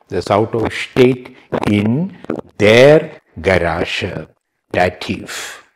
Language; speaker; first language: German; non-native, fluent; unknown